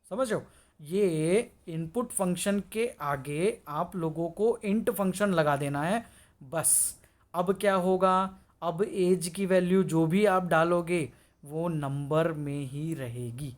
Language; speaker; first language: Hindi; native; Hindi